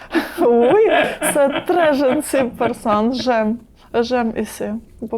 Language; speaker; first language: French; non-native, learner; Ukrainian